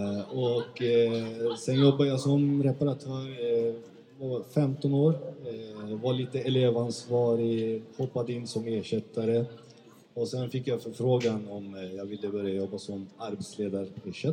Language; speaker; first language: Swedish; early bilingual, other home language; Turkish